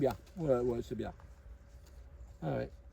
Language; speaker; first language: French; native; French